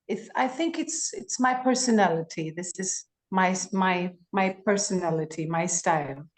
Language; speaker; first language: English; non-native, fluent; Greek